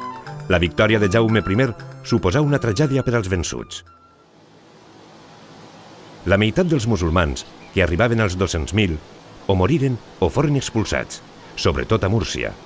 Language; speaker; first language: Catalan; native; Catalan